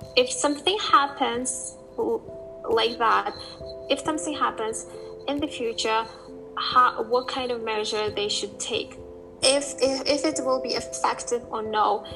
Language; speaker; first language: English; non-native, fluent; Uzbek